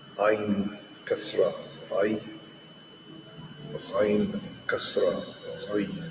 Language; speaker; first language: Arabic; non-native, learner; English